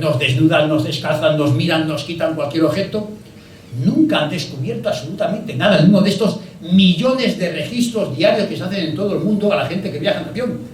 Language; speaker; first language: Spanish; native; Spanish